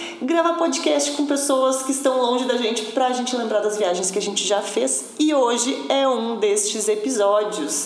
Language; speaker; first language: Portuguese; native; Portuguese